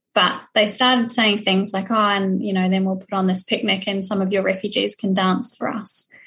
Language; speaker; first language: English; native; English